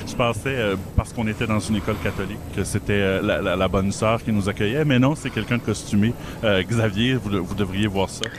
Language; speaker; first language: French; native; French